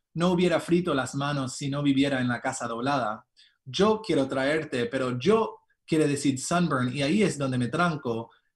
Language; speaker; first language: Spanish; early bilingual, heritage; Spanish